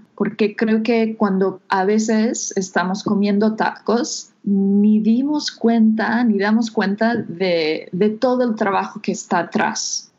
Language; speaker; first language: Spanish; non-native, fluent; English